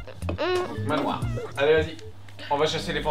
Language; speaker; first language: French; native; French